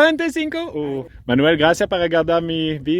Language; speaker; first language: Spanish; non-native, learner; French